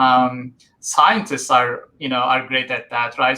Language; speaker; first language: English; native; English